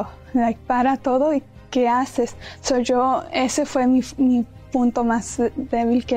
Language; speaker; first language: Spanish; early bilingual, heritage; Spanish